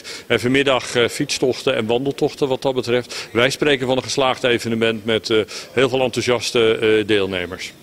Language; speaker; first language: Dutch; native; Dutch